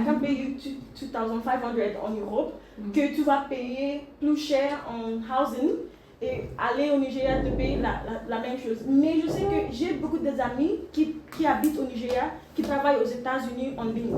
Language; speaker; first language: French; non-native, learner; English